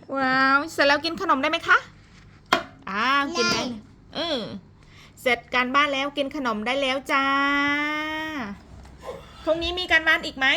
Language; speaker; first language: Thai; native; Thai